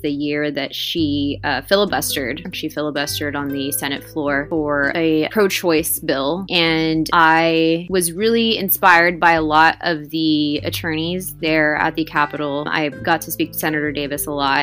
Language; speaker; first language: English; native; English